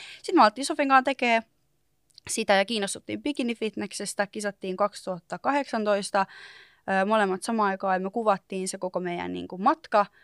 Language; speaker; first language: Finnish; native; Finnish